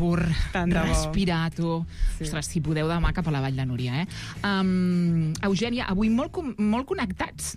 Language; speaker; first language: Catalan; native; Catalan